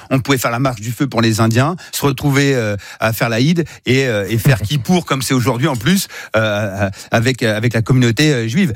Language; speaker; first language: French; native; French